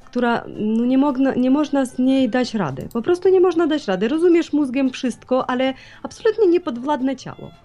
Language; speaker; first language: Polish; non-native, learner; Ukrainian